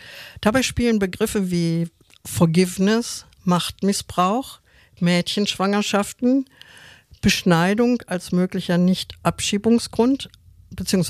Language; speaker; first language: German; native; German